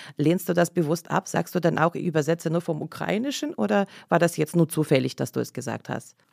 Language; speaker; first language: German; non-native, fluent; Russian